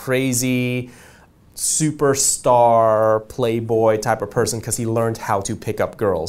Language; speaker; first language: English; native; English